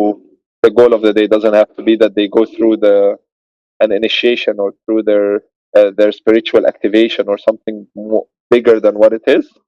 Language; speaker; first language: English; non-native, fluent; Arabic